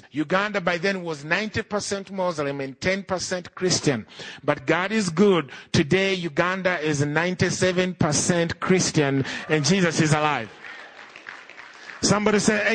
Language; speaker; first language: English; non-native, local second language; Ganda